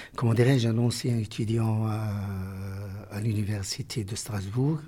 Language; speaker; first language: French; non-native, local second language; Arabic